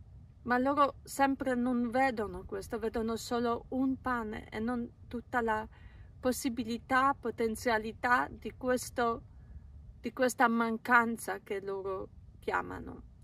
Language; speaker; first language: Italian; non-native, fluent; Polish